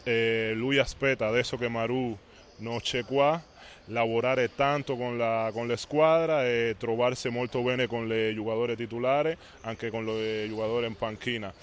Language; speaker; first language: Italian; non-native, fluent; Spanish